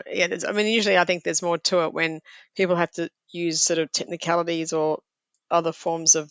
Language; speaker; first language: English; native; English